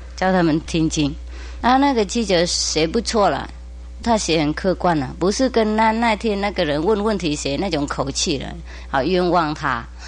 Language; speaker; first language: Chinese; non-native, fluent; Vietnamese